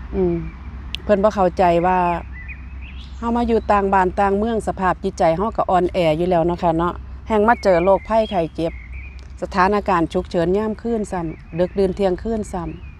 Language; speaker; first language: Thai; native; Thai